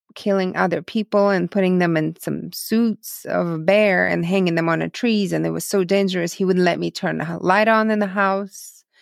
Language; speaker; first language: English; non-native, fluent; Russian